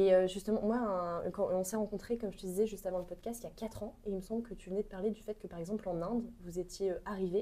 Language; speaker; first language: French; native; French